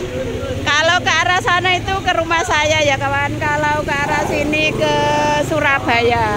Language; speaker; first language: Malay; non-native, local second language; Javanese